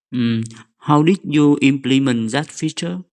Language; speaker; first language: English; non-native, fluent; Vietnamese